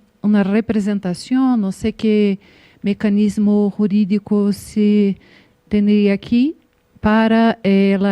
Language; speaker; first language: Spanish; non-native, learner; Portuguese